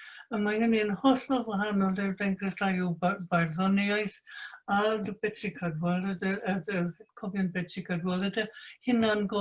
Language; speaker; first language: Welsh; non-native, fluent; English